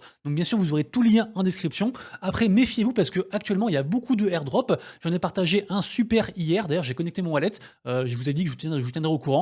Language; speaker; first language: French; native; French